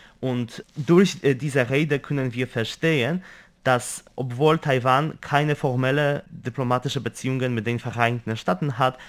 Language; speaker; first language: German; non-native, fluent; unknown